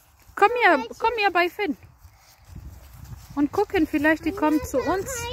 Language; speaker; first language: German; non-native, fluent; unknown